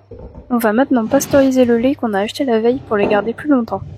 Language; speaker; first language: French; native; French